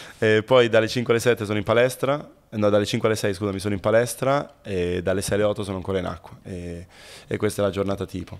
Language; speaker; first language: Italian; native; Italian